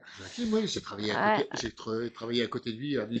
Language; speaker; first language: French; native; French